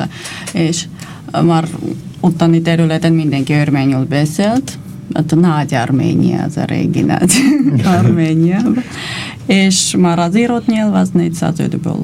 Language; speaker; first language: Hungarian; non-native, fluent; Armenian